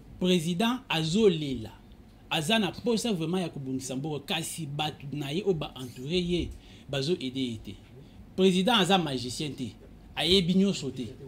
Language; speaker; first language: Lingala; native; Lingala